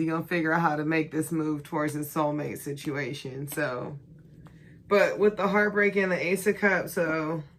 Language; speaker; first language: English; native; English